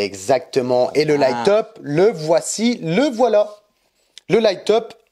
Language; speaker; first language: French; native; French